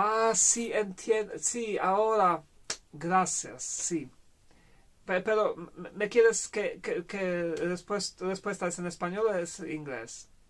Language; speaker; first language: Spanish; non-native, learner; Polish